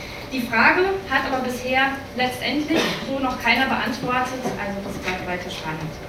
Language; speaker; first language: German; native; German